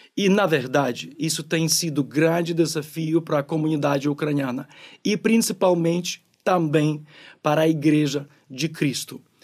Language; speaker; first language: Portuguese; non-native, fluent; Ukrainian